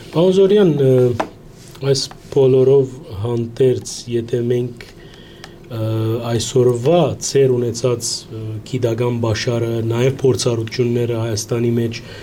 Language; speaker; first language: Armenian; early bilingual, heritage; Armenian